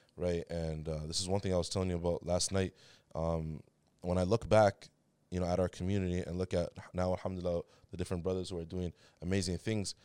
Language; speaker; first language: English; native; English